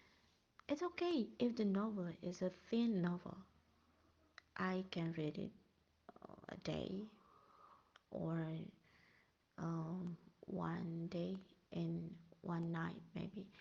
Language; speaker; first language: English; non-native, learner; Indonesian